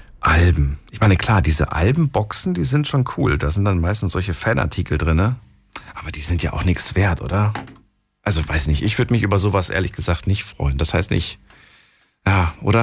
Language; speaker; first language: German; native; German